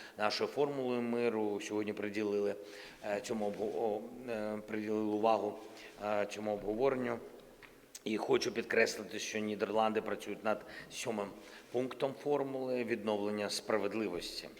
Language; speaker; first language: Ukrainian; non-native, local second language; Russian